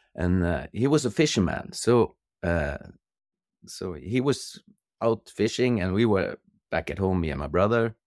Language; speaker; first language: English; non-native, fluent; Norwegian